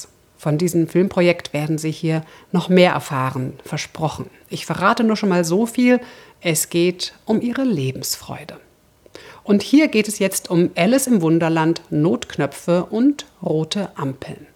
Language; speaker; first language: German; native; German